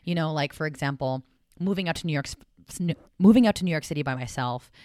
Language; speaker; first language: English; native; English